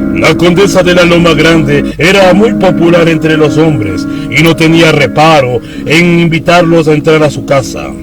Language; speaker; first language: Spanish; native; Spanish